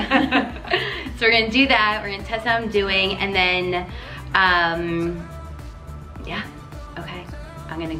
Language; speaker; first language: English; native; English